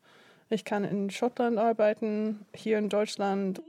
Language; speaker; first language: German; non-native, fluent; English